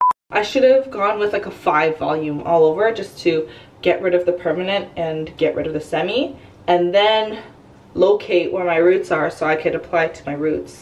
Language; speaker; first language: English; early bilingual, other home language; Korean